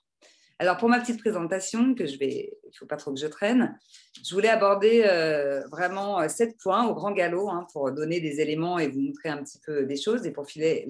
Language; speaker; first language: French; native; French